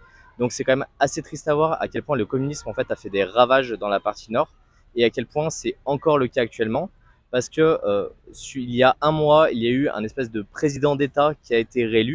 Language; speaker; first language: French; native; French